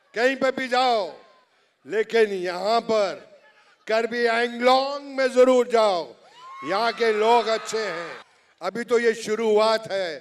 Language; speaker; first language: Hindi; native; Hindi